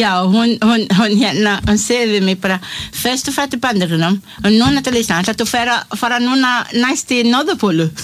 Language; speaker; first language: Icelandic; non-native, learner; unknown